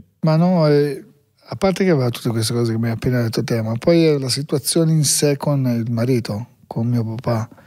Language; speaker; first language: Italian; native; Italian